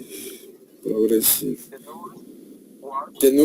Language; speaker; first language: English; non-native, learner; Spanish